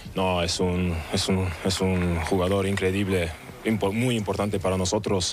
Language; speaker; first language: Spanish; non-native, learner; German